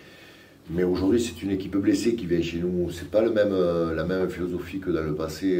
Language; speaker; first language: French; native; French